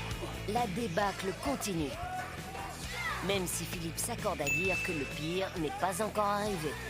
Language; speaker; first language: French; native; French